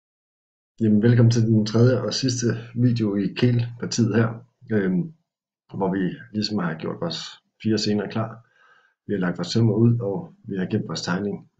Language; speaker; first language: Danish; native; Danish